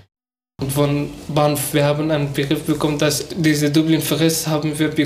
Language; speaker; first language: German; non-native, learner; Persian